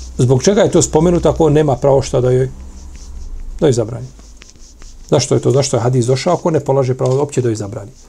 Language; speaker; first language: Bosnian; native; Bosnian